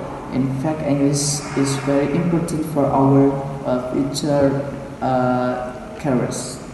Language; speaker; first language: English; non-native, learner; Indonesian